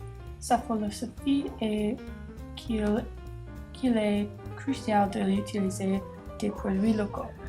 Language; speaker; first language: French; non-native, learner; English